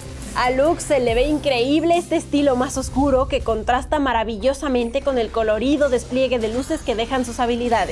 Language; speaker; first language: Spanish; native; Spanish